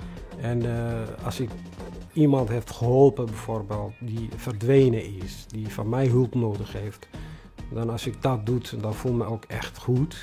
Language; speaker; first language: Dutch; non-native, fluent; Tigrinya